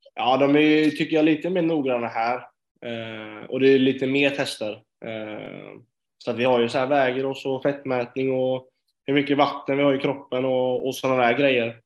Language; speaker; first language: Swedish; native; Swedish